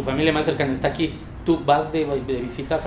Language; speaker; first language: Spanish; native; Spanish